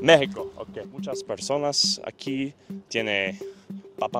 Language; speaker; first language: Spanish; non-native, learner; English